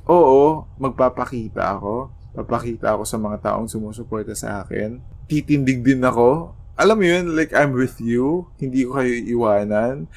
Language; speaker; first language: Filipino; non-native, local second language; Waray